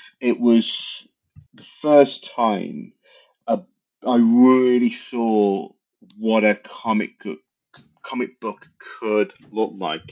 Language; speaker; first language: English; native; English